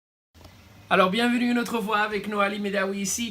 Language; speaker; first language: French; non-native, fluent; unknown